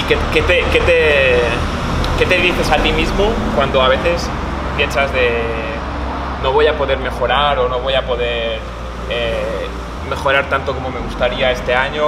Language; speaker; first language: Spanish; native; Spanish